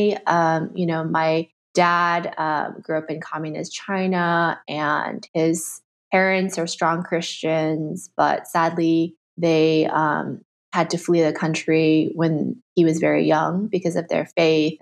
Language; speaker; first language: English; early bilingual, other home language; Chinese